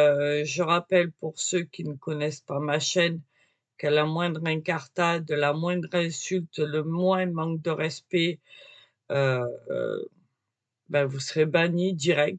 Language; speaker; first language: French; native; French